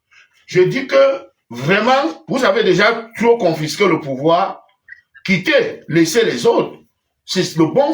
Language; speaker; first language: French; native; French